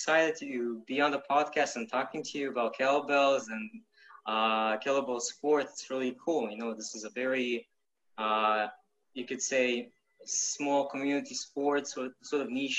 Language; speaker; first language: English; non-native, fluent; Ukrainian